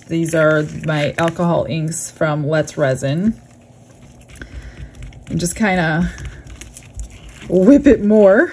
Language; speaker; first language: English; native; English